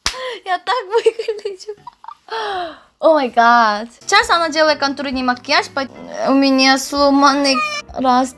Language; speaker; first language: Russian; non-native, learner; Korean